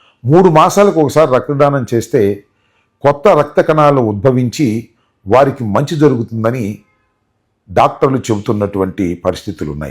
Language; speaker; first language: Telugu; native; Telugu